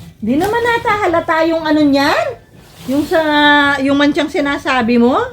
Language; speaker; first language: Filipino; non-native, local second language; Pampanga